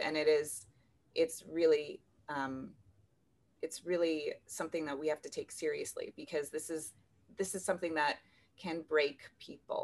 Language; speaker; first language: English; native; English